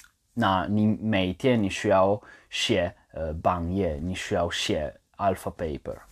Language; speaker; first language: Chinese; non-native, learner; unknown